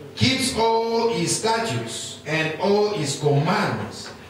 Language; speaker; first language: English; non-native, fluent; Lingala